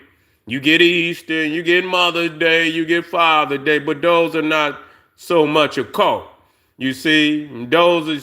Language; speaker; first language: English; native; English